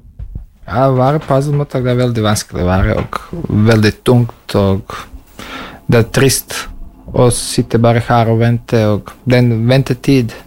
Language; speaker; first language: Norwegian; non-native, learner; Serbian